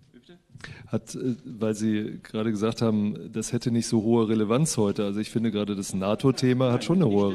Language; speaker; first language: German; native; German